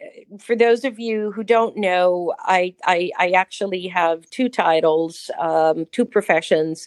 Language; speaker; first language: English; non-native, fluent; Hebrew